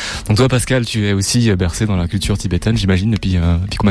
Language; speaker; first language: French; native; French